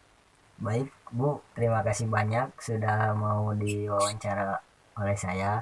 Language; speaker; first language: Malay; non-native, local second language; Sundanese